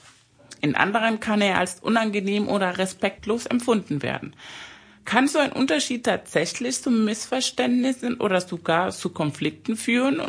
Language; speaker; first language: German; early bilingual, other home language; Spanish